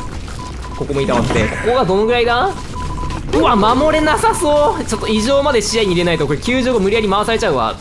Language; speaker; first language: Japanese; native; Japanese